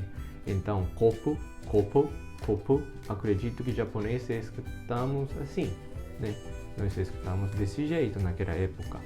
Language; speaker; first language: Portuguese; non-native, fluent; Japanese